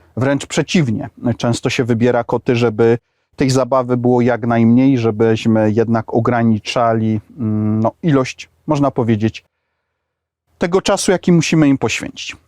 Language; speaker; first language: Polish; native; Polish